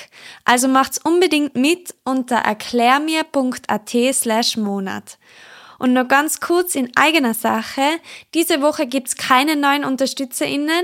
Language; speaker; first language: German; native; German